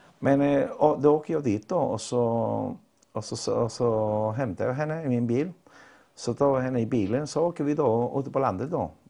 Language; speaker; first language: Swedish; non-native, fluent; Spanish